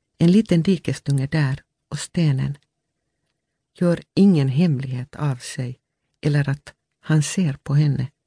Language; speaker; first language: Swedish; native; Swedish